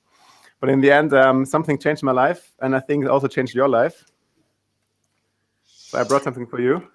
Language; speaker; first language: English; non-native, fluent; German